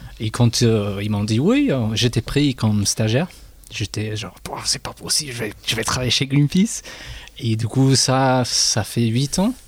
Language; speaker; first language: French; non-native, fluent; English